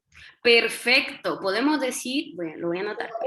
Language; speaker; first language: Spanish; native; Spanish